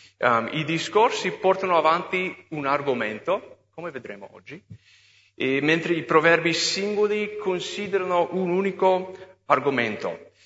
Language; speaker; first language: Italian; non-native, fluent; English